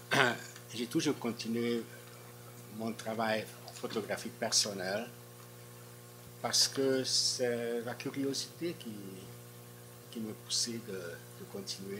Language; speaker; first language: French; non-native, fluent; Hungarian